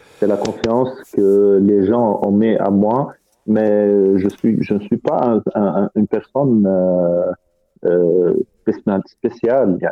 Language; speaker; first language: French; non-native, fluent; Arabic